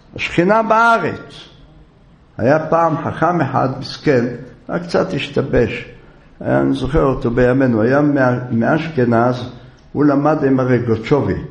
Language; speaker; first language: Hebrew; native; Hebrew